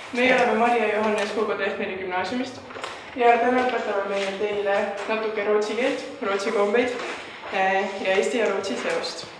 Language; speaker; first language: Estonian; native; Estonian